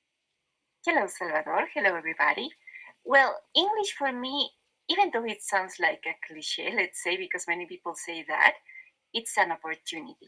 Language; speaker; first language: English; non-native, fluent; Spanish